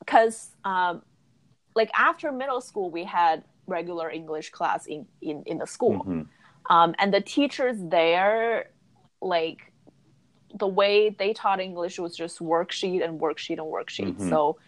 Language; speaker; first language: English; non-native, fluent; Chinese